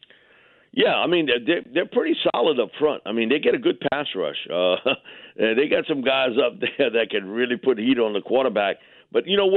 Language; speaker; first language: English; native; English